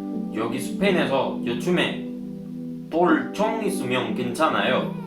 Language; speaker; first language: Korean; non-native, learner; Spanish